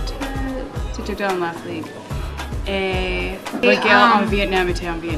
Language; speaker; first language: French; non-native, learner; English